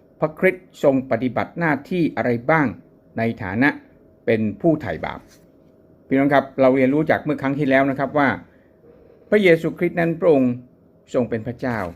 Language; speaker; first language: Thai; native; Thai